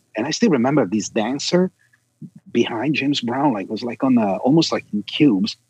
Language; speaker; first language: English; non-native, fluent; Italian